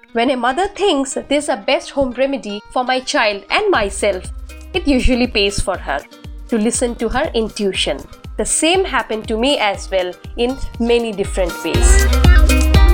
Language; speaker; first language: English; non-native, local second language; Bangla